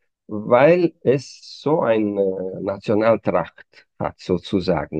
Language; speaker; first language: German; non-native, fluent; Romanian